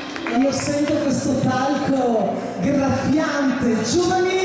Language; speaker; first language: Italian; native; Italian